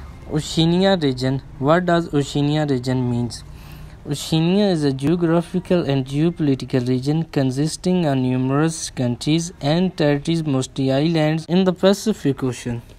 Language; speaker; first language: English; non-native, local second language; Urdu